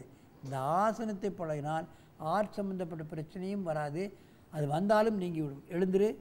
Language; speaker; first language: Tamil; native; Tamil